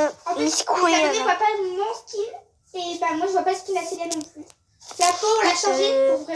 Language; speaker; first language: French; native; French